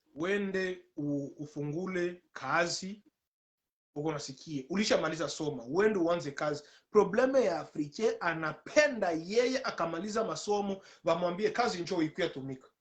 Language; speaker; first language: Swahili; native; Swahili